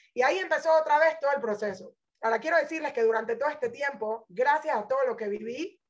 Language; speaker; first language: Spanish; native; Spanish